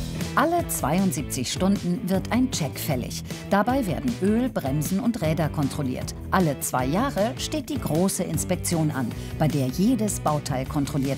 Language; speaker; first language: German; native; German